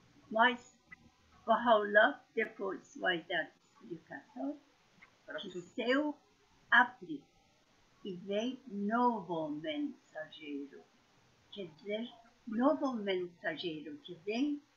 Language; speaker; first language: Portuguese; non-native, learner; Persian